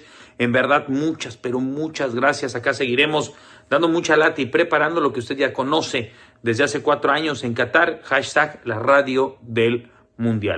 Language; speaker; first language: Spanish; native; Spanish